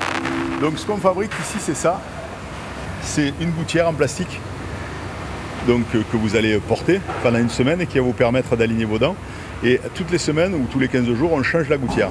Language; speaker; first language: French; native; French